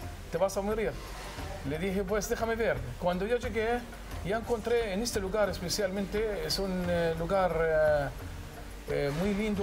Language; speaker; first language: Spanish; non-native, fluent; Arabic